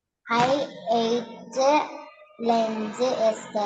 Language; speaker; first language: English; non-native, learner; Malayalam